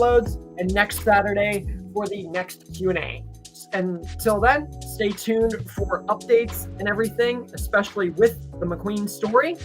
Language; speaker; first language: English; native; English